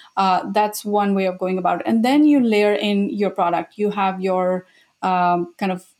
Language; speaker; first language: English; non-native, local second language; Hindi